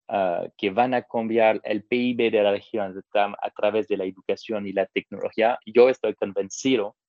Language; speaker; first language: Spanish; non-native, fluent; French